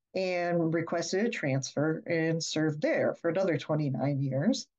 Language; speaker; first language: English; native; English